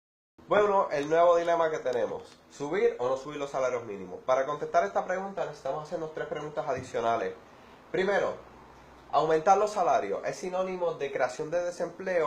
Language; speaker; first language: Spanish; native; Spanish